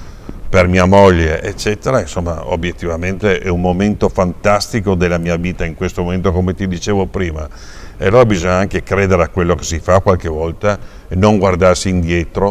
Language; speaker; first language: Italian; native; Italian